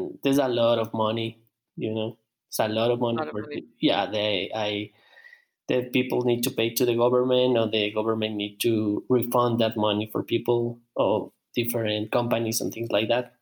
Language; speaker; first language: English; non-native, learner; Spanish